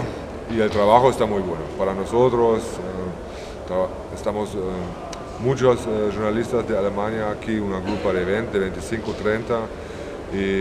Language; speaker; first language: Spanish; non-native, learner; German